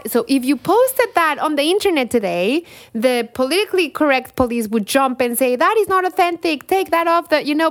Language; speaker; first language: English; non-native, fluent; Spanish